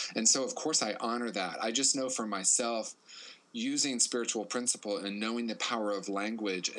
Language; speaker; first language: English; native; English